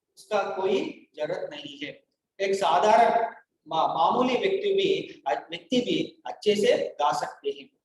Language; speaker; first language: Hindi; non-native, local second language; Telugu